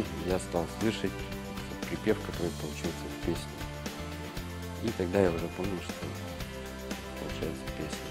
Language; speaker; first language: Russian; native; Russian